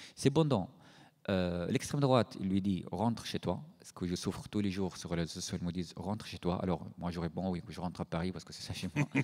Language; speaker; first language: French; non-native, fluent; Arabic